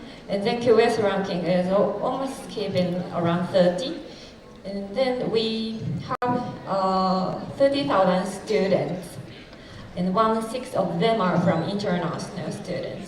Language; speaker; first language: English; non-native, fluent; Japanese